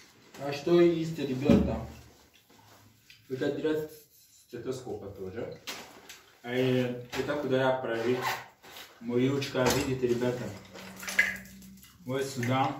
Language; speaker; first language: Russian; non-native, learner; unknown